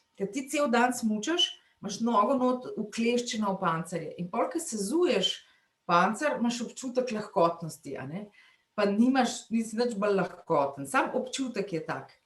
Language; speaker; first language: Slovenian; native; Slovenian